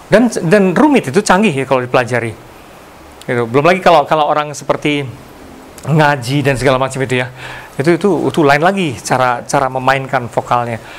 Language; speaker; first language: Indonesian; native; Indonesian